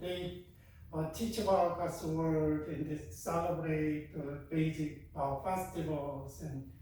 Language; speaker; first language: English; non-native, fluent; Korean